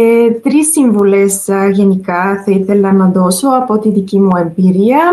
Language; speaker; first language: Greek; non-native, fluent; Bulgarian